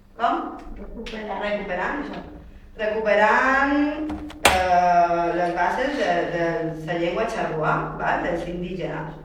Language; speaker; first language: Catalan; non-native, fluent; Spanish